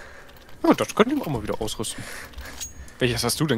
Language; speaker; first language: German; native; German